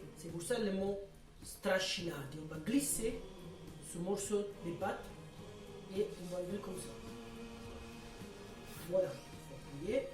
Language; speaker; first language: French; non-native, fluent; Italian